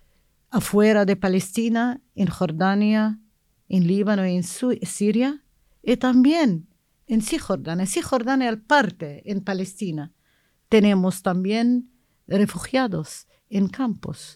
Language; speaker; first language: Spanish; non-native, learner; Arabic